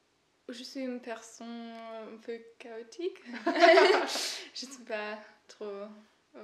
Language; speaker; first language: French; non-native, learner; German